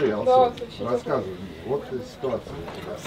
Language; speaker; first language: Russian; native; Russian